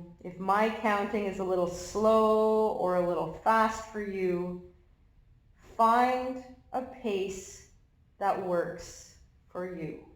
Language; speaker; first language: English; native; English